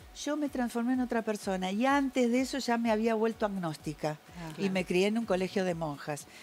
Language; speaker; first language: Spanish; native; Spanish